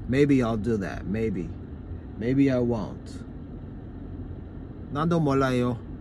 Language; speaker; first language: English; native; English